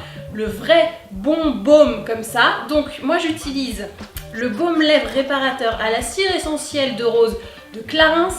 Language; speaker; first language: French; native; French